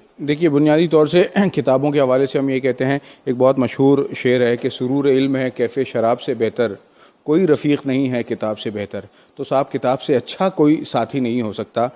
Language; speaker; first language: Hindi; non-native, local second language; Urdu